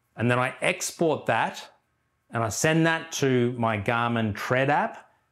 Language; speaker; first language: English; native; English